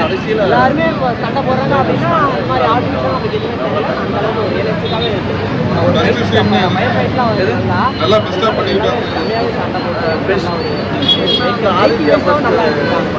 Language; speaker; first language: Tamil; native; Tamil